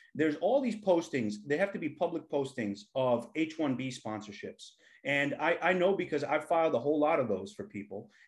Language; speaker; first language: English; native; English